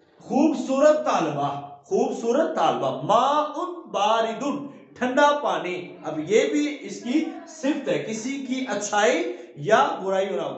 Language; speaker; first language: Urdu; non-native, local second language; Punjabi